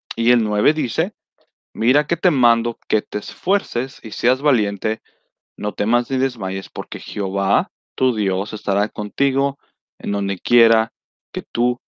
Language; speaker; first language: Spanish; early bilingual, heritage; Spanish